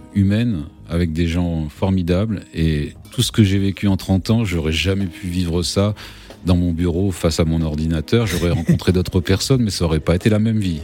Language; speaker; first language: French; native; French